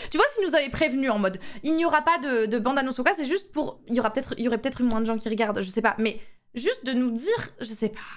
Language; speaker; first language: French; native; French